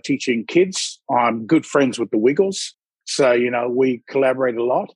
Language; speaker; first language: English; native; English